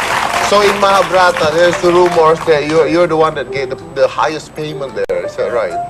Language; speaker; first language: English; non-native, learner; Indonesian